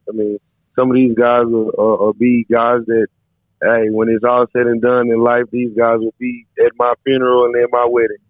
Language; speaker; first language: English; native; English